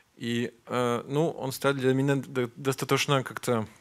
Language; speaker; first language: Russian; non-native, learner; French